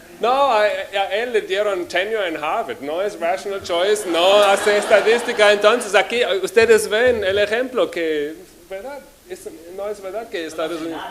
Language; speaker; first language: Spanish; non-native, fluent; German